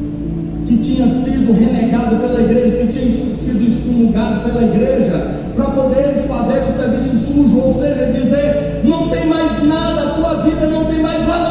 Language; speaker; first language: Portuguese; native; Portuguese